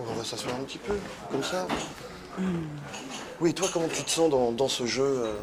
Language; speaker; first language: French; native; French